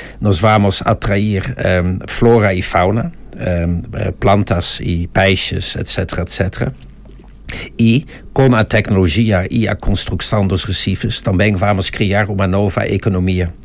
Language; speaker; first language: Portuguese; non-native, fluent; Dutch